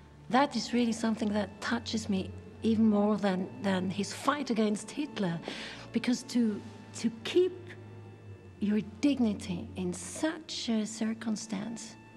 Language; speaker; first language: English; non-native, fluent; German